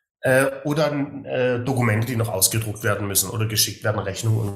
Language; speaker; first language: German; native; German